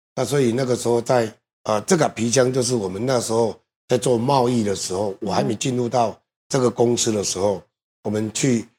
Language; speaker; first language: Chinese; native; Chinese